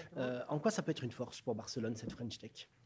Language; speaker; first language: French; native; French